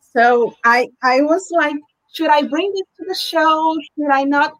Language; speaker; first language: English; non-native, fluent; Portuguese